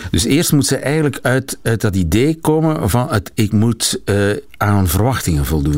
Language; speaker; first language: Dutch; native; Dutch